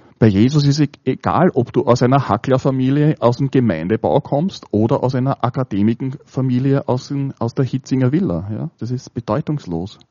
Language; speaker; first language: German; native; German